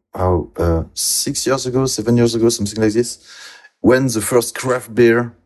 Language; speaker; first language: English; non-native, learner; French